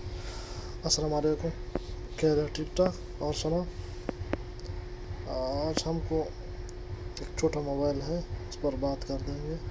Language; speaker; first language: Hindi; non-native, local second language; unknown